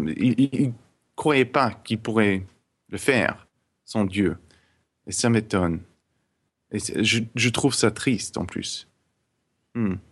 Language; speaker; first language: French; non-native, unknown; English